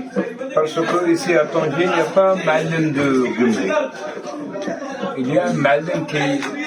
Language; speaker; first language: French; non-native, local second language; Arabic